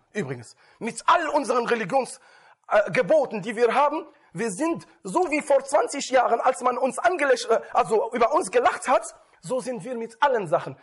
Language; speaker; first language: German; non-native, fluent; Arabic